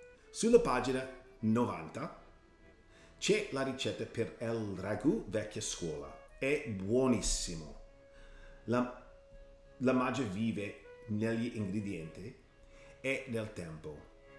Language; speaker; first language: Italian; non-native, learner; English